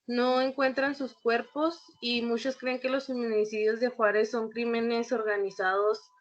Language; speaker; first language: Spanish; native; Spanish